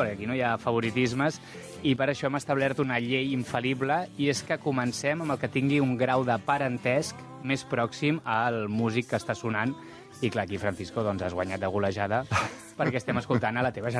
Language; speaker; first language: Catalan; native; Catalan